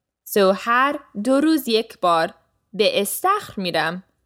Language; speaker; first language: Persian; native; Persian